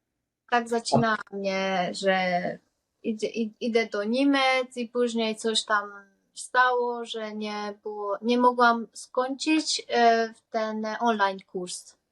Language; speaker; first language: Polish; non-native, learner; Hungarian